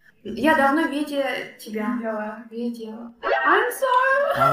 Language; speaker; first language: Russian; non-native, local second language; Kazakh